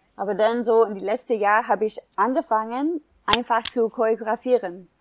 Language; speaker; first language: German; non-native, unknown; English